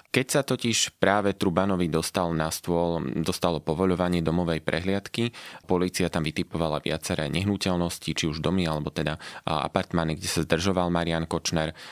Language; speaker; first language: Slovak; native; Slovak